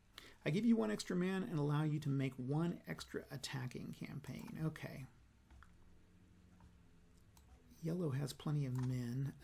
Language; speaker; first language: English; native; English